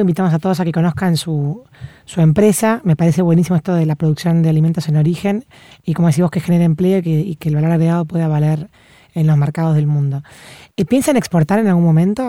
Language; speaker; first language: Spanish; native; Spanish